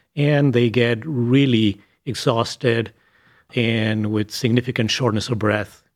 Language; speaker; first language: English; non-native, fluent; Spanish